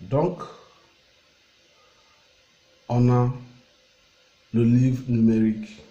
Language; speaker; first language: French; non-native, learner; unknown